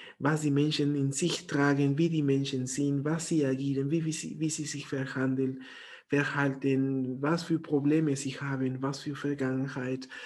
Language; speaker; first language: German; non-native, fluent; Spanish